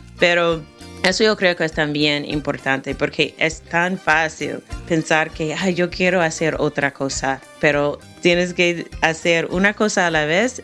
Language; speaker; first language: Spanish; non-native, fluent; English